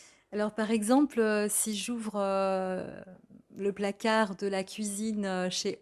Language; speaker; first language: French; native; French